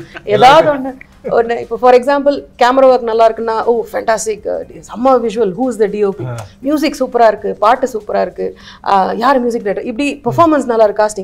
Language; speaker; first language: Tamil; native; Tamil